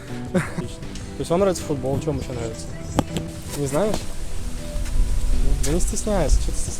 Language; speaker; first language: Russian; native; Russian